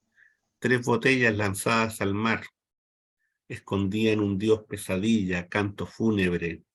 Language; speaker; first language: Spanish; native; Spanish